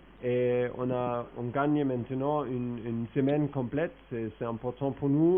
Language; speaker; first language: French; non-native, fluent; German